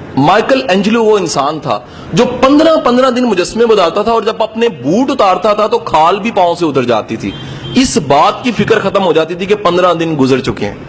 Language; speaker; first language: Urdu; non-native, local second language; Punjabi